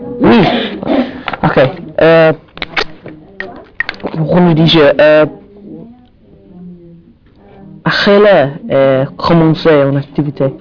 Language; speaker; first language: French; non-native, learner; English